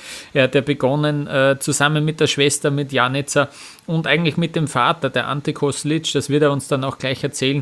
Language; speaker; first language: German; native; German